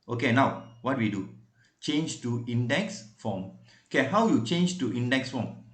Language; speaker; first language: English; non-native, local second language; Malay